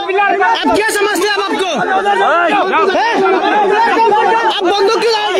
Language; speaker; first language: Hindi; non-native, learner; Bangla